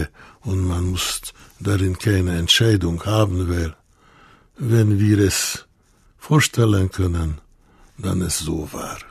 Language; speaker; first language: German; non-native, fluent; Hungarian